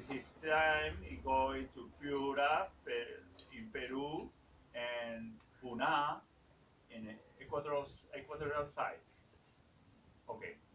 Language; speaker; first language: English; non-native, learner; Spanish